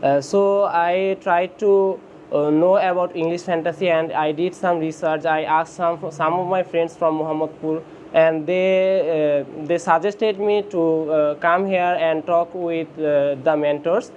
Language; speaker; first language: English; non-native, learner; Bangla